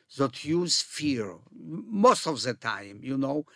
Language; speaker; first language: English; non-native, fluent; Polish